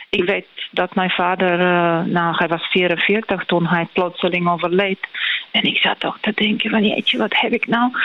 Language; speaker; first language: Dutch; non-native, fluent; Bulgarian